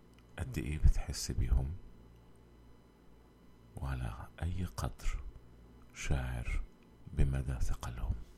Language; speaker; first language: Arabic; native; Arabic